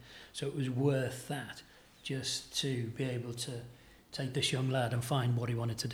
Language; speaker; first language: English; native; English